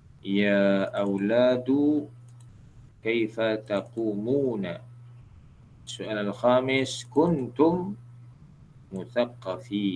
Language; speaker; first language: Arabic; non-native, fluent; Malay